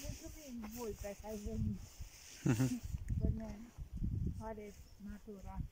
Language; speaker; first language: Romanian; early bilingual, heritage; Romanian